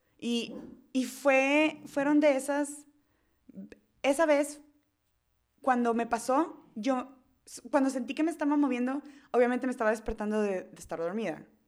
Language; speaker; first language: Spanish; early bilingual, heritage; Spanish